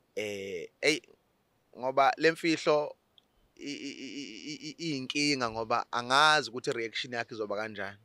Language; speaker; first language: Zulu; native; Zulu